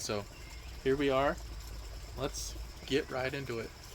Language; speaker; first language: English; native; English